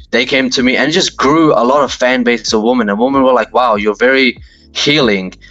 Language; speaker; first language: English; native; English